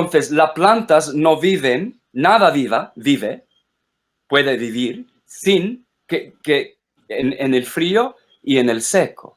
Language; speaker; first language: Spanish; non-native, fluent; English